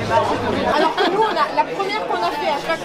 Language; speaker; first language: French; native; French